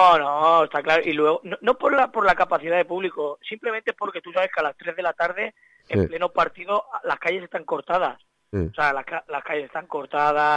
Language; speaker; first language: Spanish; native; Spanish